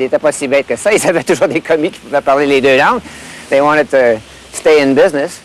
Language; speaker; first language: French; native; French